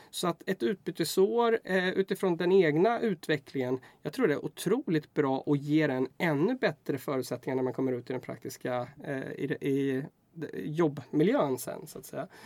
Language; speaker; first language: Swedish; native; Swedish